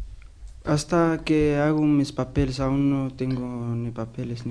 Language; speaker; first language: Spanish; non-native, learner; Arabic